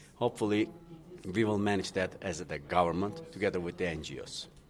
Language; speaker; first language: English; non-native, fluent; Turkish